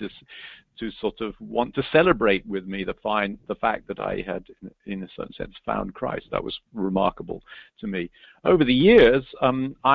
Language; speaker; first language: English; native; English